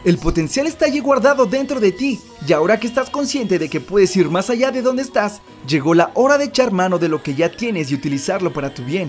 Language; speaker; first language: Spanish; native; Spanish